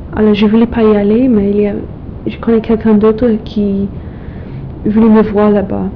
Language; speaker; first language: French; non-native, fluent; English